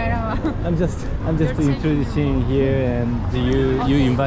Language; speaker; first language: English; non-native, learner; Korean